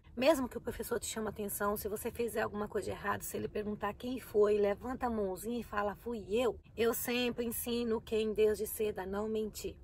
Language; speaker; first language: Portuguese; native; Portuguese